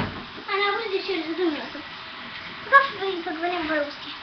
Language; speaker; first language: Russian; early bilingual, heritage; Russian